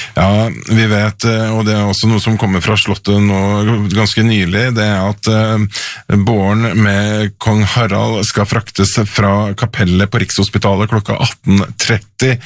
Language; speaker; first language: Norwegian; native; Norwegian